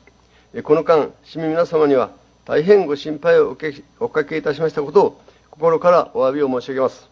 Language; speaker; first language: Japanese; native; Japanese